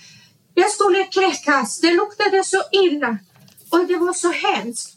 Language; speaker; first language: Swedish; non-native, learner; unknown